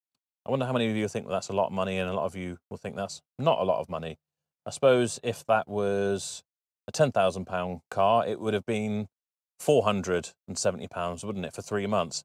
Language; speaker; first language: English; native; English